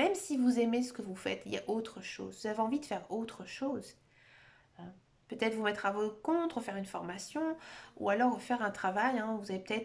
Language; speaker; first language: French; native; French